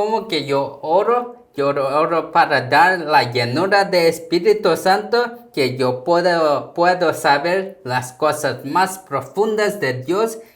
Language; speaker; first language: Spanish; non-native, fluent; Korean